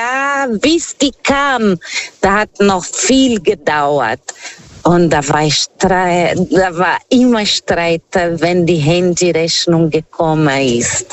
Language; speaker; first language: German; non-native, learner; Portuguese